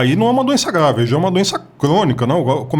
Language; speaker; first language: Portuguese; native; Portuguese